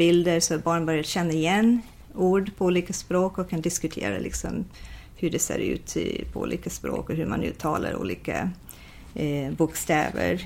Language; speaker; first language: Swedish; non-native, fluent; English